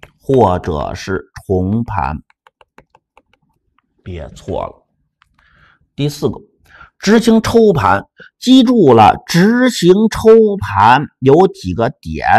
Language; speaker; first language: Chinese; native; Chinese